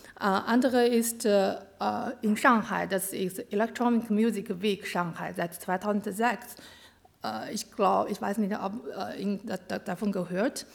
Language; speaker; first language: German; non-native, learner; Chinese